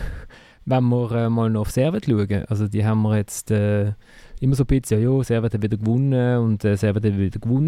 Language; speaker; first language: German; native; German